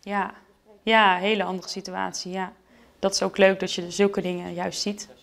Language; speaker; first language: Dutch; native; Dutch